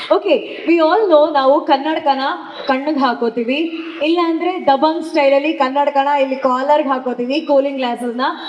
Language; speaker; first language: Kannada; native; Kannada